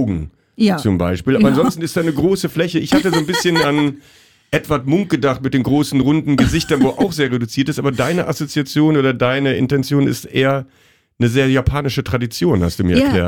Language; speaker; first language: German; native; German